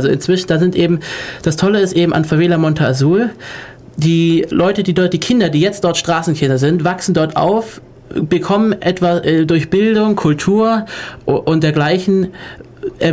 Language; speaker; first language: German; native; German